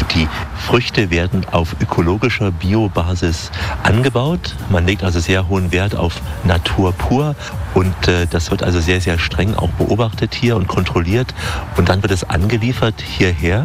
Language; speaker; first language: German; native; German